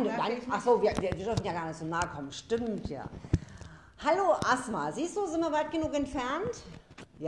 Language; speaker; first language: German; native; German